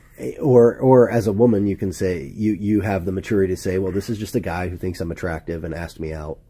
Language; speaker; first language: English; native; English